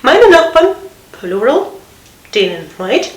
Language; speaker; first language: German; non-native, fluent; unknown